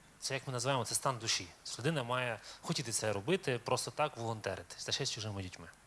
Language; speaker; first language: Ukrainian; native; Ukrainian